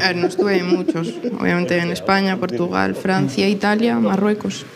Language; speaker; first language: Spanish; native; Spanish